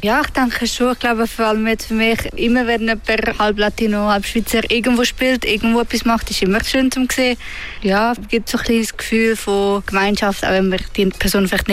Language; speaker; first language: German; early bilingual, other home language; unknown